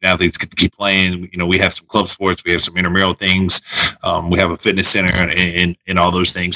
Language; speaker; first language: English; native; English